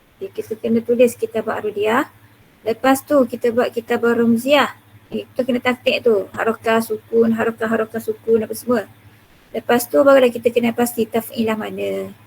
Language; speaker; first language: Malay; native; Malay